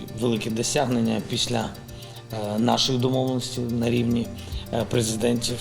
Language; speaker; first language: Ukrainian; non-native, local second language; Russian